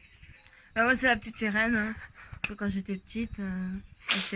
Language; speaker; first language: French; native; French